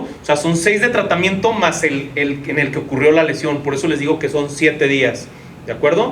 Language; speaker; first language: Spanish; native; Spanish